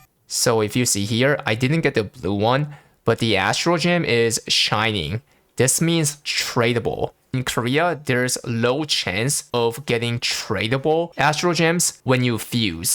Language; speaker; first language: English; non-native, fluent; Korean